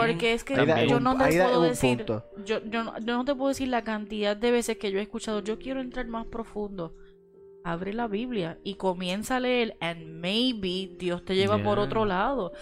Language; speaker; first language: Spanish; native; Spanish